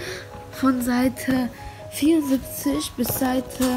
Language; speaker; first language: German; early bilingual, other home language; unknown